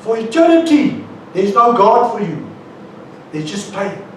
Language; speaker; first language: English; non-native, local second language; Afrikaans